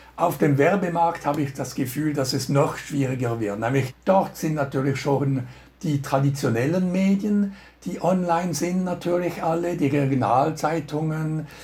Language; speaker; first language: German; non-native, local second language; French